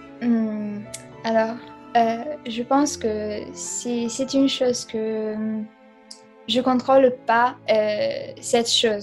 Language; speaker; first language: French; non-native, fluent; Italian